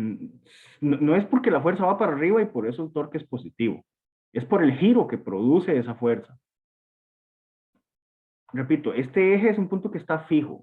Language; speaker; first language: Spanish; native; Spanish